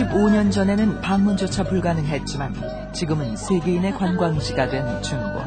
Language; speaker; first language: Korean; native; Korean